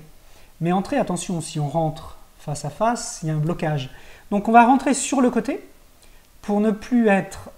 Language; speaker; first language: French; native; French